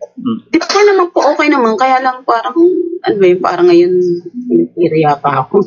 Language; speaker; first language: Filipino; native; Filipino